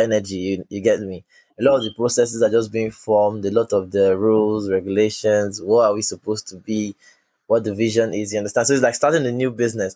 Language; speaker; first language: English; non-native, local second language; Yoruba